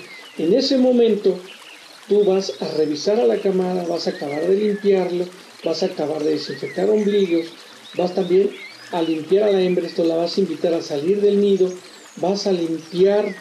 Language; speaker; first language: Spanish; native; Spanish